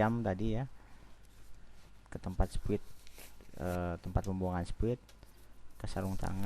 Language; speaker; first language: Indonesian; native; Indonesian